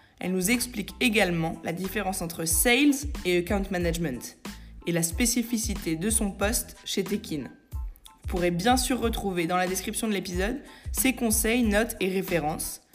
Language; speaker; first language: French; native; French